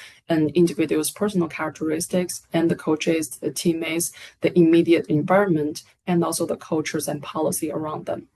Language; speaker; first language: English; non-native, fluent; Chinese